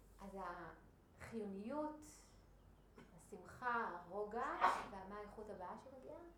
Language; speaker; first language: Hebrew; native; Hebrew